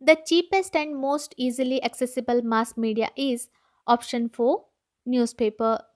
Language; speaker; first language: English; non-native, local second language; Kannada